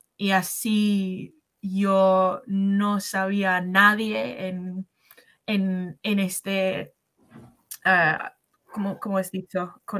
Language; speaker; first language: Spanish; non-native, learner; English